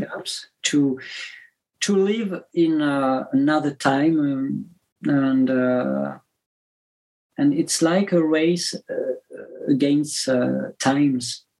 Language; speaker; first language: English; non-native, learner; French